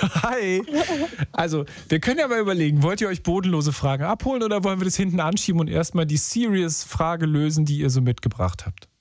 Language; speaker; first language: German; native; German